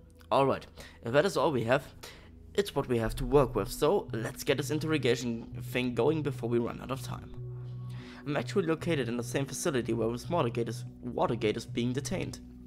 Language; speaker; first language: English; non-native, fluent; German